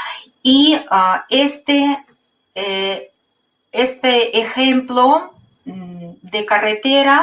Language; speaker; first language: Spanish; non-native, fluent; Russian